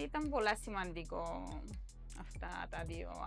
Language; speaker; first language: Greek; non-native, fluent; Romanian